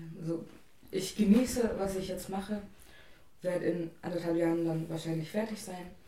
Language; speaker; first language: German; non-native, fluent; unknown